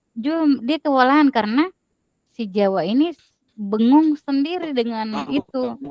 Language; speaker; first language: Indonesian; native; Indonesian